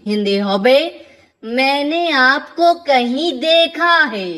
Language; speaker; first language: Hindi; non-native, fluent; Bangla